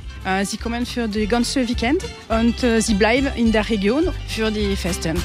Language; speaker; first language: German; non-native, learner; French